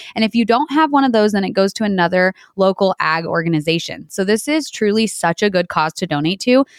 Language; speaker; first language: English; native; English